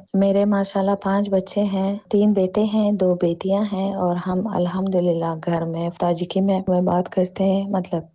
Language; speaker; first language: Urdu; non-native, fluent; Tajik